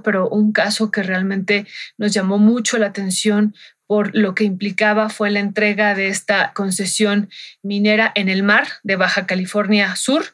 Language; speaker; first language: Spanish; native; Spanish